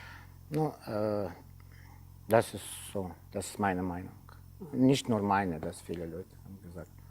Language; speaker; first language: German; non-native, learner; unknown